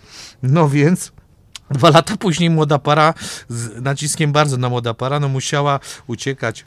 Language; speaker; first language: Polish; native; Polish